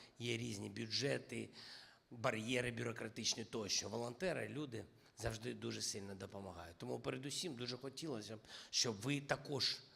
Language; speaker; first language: Ukrainian; non-native, local second language; Russian